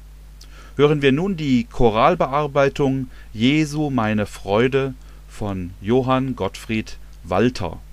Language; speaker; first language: German; native; German